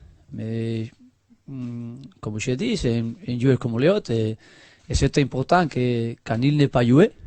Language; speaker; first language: French; non-native, learner; Spanish